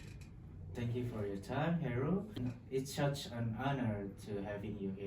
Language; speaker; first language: English; non-native, local second language; Indonesian